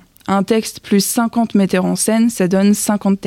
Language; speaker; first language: French; native; French